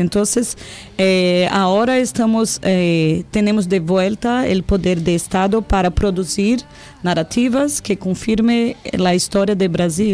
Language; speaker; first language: Spanish; non-native, learner; Portuguese